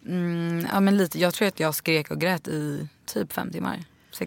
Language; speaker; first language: Swedish; native; Swedish